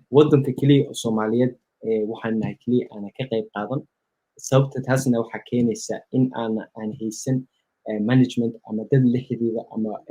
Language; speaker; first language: Somali; early bilingual, heritage; Somali